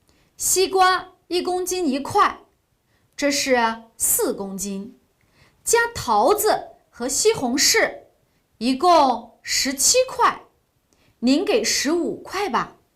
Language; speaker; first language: Chinese; non-native, local second language; Uyghur